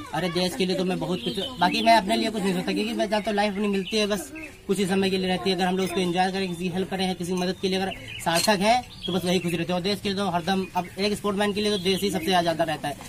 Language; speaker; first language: Hindi; native; Hindi